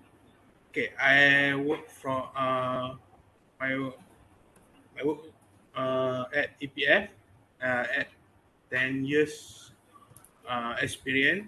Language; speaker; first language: English; non-native, learner; Malay